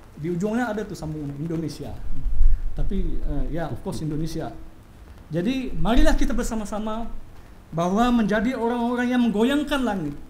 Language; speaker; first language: Malay; native; Malay